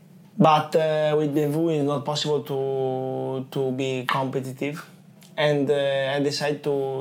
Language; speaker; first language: English; non-native, learner; Italian